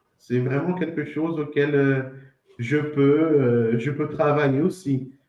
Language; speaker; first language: French; non-native, fluent; Portuguese